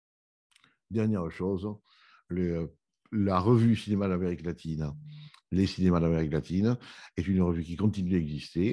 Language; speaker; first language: French; native; French